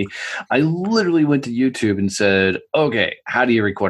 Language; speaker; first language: English; native; English